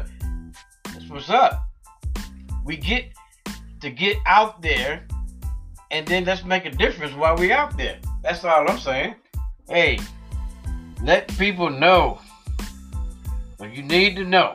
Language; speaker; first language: English; native; English